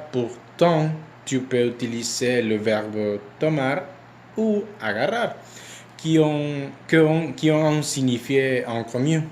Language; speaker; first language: French; non-native, learner; Spanish